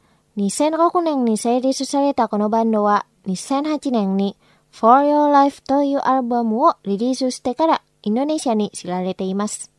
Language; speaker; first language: Japanese; non-native, fluent; Indonesian